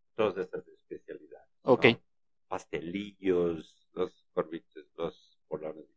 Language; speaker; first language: Spanish; non-native, fluent; German